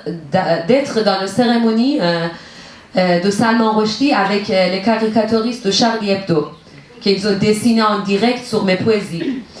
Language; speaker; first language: French; non-native, learner; Persian